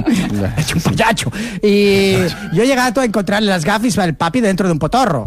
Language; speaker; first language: Spanish; native; Spanish